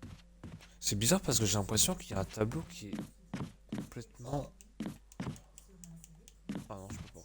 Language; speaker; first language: French; native; French